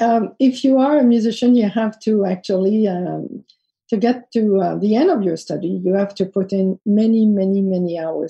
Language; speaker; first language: English; non-native, fluent; French